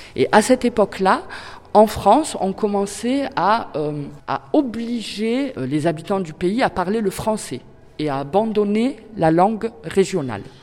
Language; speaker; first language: French; native; French